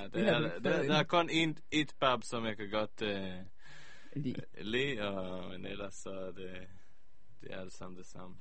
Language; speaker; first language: Danish; early bilingual, heritage; Hebrew